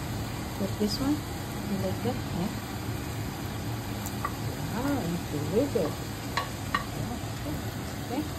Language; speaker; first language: English; non-native, learner; Filipino